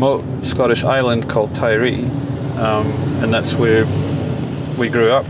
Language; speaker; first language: English; native; English